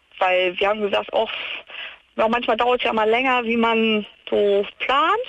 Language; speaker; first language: German; native; German